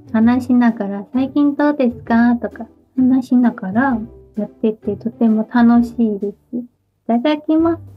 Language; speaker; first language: Japanese; non-native, fluent; Chinese